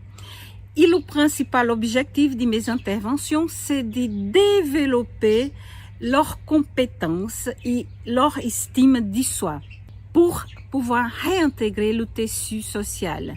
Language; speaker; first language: French; non-native, fluent; Portuguese